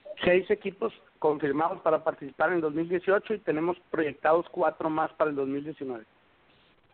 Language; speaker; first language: Spanish; native; Spanish